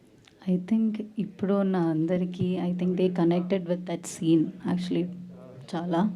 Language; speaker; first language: Telugu; non-native, learner; Malayalam